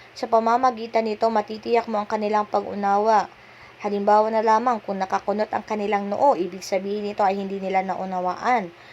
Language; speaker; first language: Filipino; non-native, local second language; Cebuano